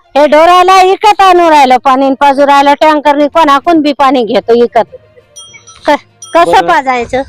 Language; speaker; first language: Marathi; non-native, local second language; Lambadi